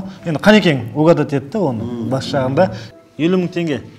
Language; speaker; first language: Kazakh; native; Kazakh